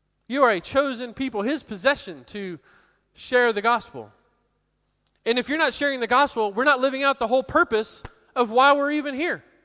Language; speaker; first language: English; native; English